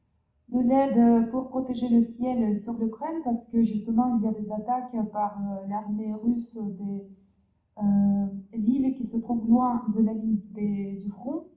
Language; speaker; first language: French; non-native, fluent; Russian